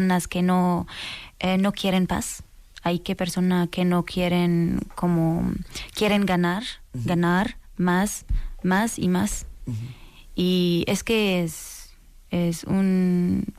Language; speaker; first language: Spanish; non-native, learner; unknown